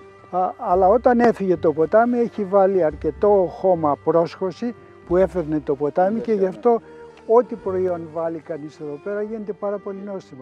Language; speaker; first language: Greek; native; Greek